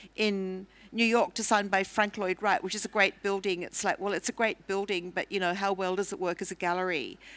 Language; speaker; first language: English; native; English